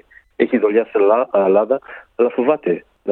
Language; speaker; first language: Greek; early bilingual, heritage; Greek